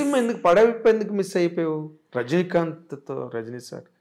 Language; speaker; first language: Telugu; native; Telugu